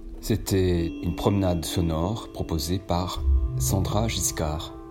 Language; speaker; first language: French; native; French